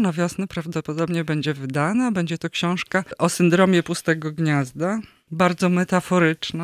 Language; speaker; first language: Polish; native; Polish